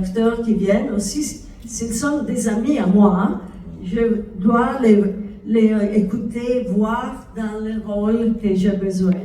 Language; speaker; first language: French; non-native, learner; Italian